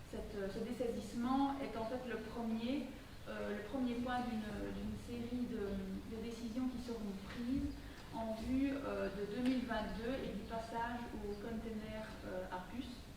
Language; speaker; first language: French; native; French